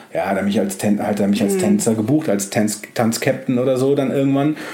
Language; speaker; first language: German; native; German